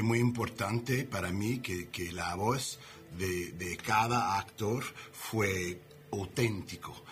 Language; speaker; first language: Spanish; non-native, learner; English